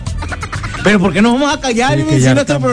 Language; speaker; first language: Spanish; native; Spanish